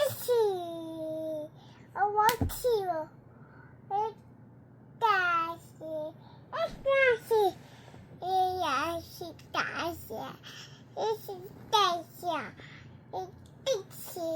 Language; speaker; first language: Chinese; non-native, learner; Lao